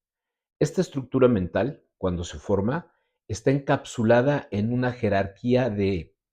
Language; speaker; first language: Spanish; native; Spanish